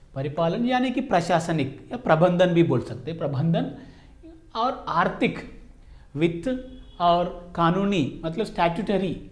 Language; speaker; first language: Hindi; non-native, local second language; Telugu